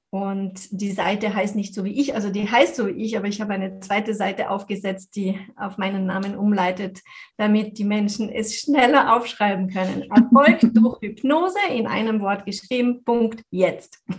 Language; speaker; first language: German; non-native, fluent; French